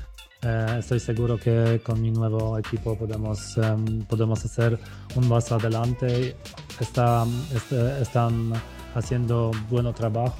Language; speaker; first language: Spanish; non-native, learner; Polish